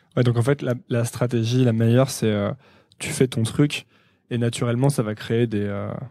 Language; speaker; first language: French; native; French